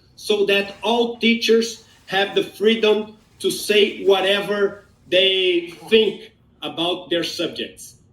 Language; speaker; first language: English; non-native, fluent; Portuguese